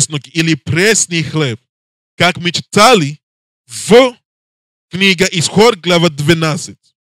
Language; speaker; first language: Russian; non-native, learner; English